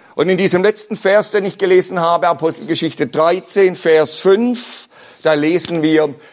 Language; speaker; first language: German; native; German